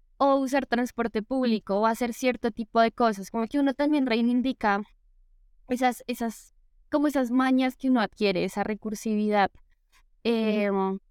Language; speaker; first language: Spanish; native; Spanish